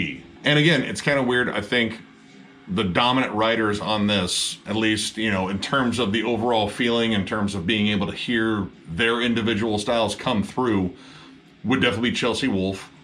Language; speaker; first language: English; native; English